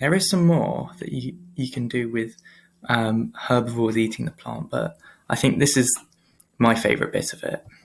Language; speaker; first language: English; native; English